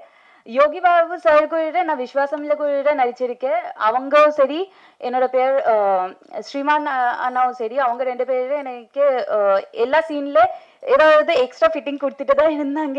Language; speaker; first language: Tamil; non-native, fluent; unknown